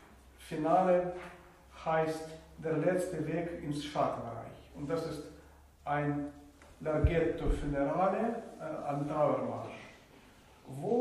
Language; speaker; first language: German; non-native, fluent; Russian